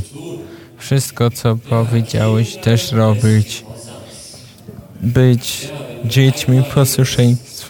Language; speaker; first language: Polish; non-native, fluent; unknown